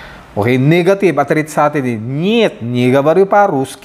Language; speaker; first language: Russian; non-native, fluent; Filipino